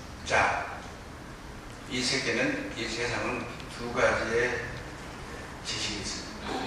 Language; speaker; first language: Korean; native; Korean